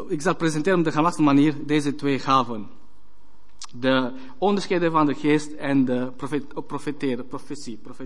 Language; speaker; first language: Dutch; non-native, fluent; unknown